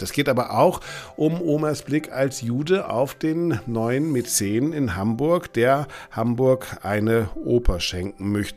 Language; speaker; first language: German; native; German